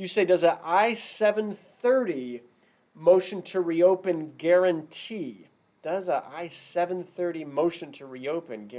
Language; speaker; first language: English; native; English